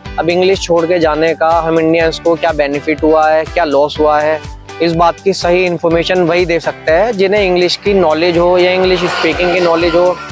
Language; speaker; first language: Hindi; native; Hindi